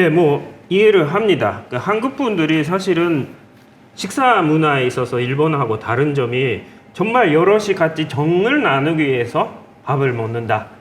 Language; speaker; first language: Korean; non-native, fluent; Japanese